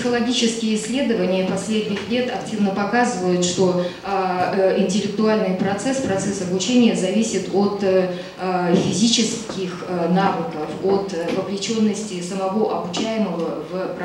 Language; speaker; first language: Russian; native; Russian